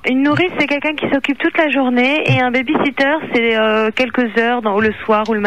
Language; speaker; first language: French; native; French